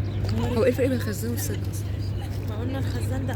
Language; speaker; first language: Arabic; native; Arabic